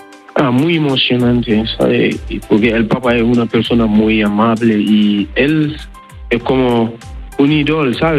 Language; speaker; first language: Spanish; non-native, learner; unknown